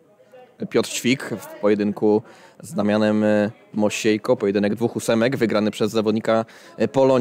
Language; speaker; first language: Polish; native; Polish